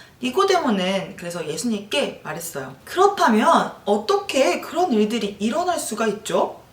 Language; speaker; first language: Korean; native; Korean